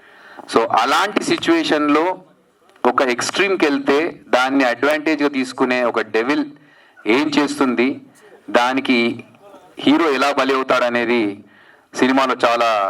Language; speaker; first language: Telugu; native; Telugu